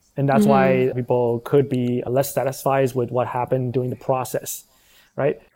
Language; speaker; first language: English; non-native, fluent; Chinese